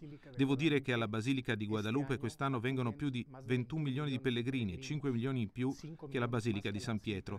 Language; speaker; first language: Italian; non-native, fluent; Spanish